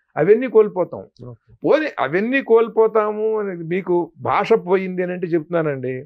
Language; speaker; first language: Telugu; native; Telugu